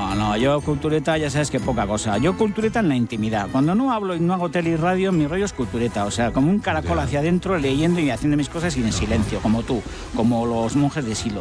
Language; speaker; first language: Spanish; native; Spanish